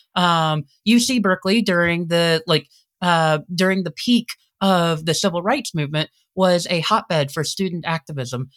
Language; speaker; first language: English; native; English